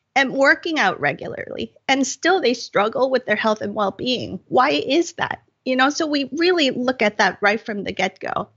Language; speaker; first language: English; non-native, local second language; Cantonese